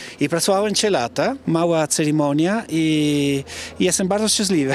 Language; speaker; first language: Polish; non-native, learner; Italian